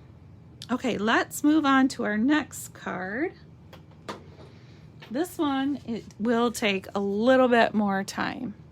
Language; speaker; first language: English; native; English